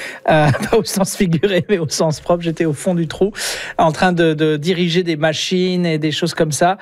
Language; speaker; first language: French; native; French